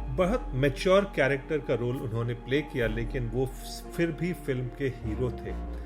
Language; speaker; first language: Hindi; non-native, local second language; Tamil